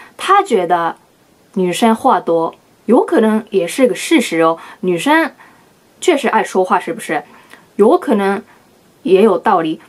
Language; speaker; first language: Chinese; non-native, fluent; Japanese